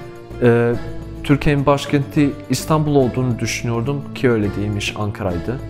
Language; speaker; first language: Turkish; non-native, fluent; Bosnian